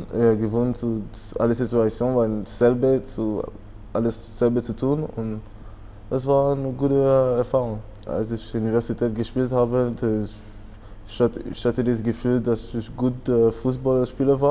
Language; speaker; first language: German; non-native, fluent; French